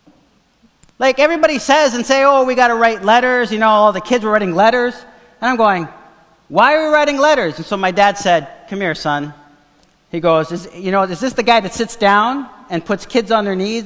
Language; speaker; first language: English; non-native, fluent; Portuguese